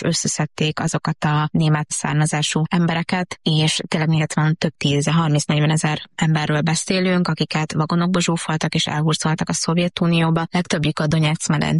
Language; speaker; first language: Hungarian; native; Hungarian